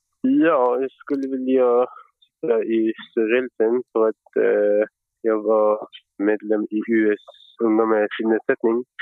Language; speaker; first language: Swedish; non-native, fluent; Persian